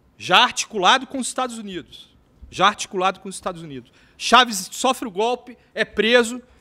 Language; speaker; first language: Portuguese; native; Portuguese